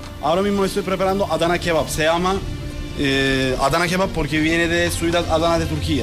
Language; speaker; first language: Spanish; non-native, learner; Turkish